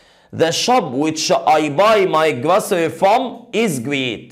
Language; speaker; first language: English; non-native, fluent; Arabic